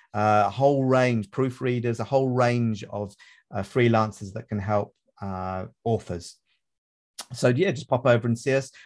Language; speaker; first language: English; native; English